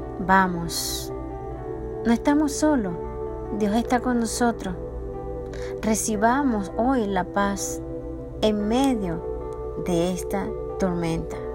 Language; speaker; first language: Spanish; native; Spanish